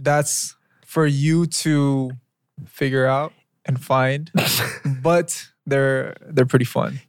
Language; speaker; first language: English; early bilingual, other home language; Korean